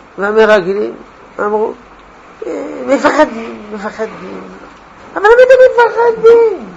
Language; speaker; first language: Hebrew; non-native, fluent; French